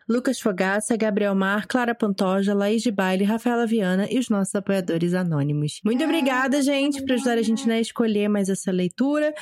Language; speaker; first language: Portuguese; native; Portuguese